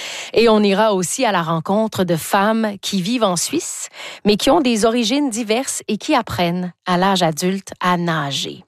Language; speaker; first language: French; native; French